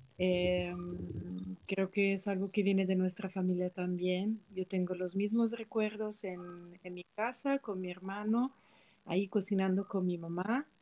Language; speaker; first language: Spanish; non-native, fluent; Italian